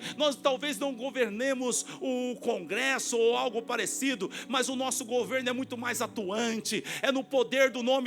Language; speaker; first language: Portuguese; native; Portuguese